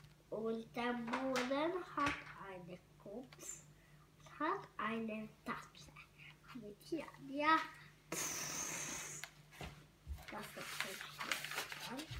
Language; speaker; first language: German; non-native, learner; Hungarian